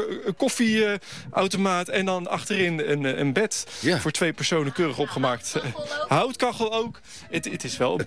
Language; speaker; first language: Dutch; native; Dutch